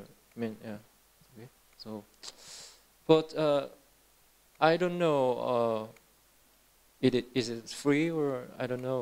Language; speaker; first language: English; non-native, learner; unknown